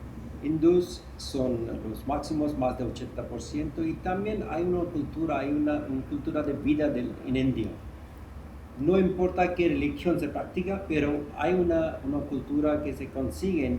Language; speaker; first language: Spanish; non-native, fluent; Hindi